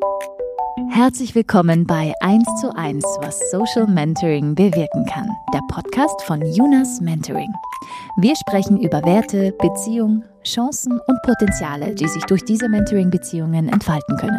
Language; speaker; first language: German; native; German